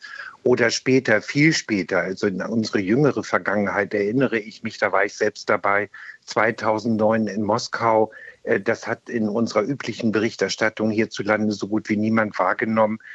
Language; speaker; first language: German; native; German